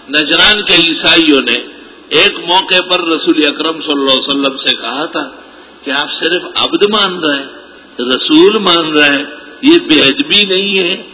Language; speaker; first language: Urdu; non-native, local second language; Pashto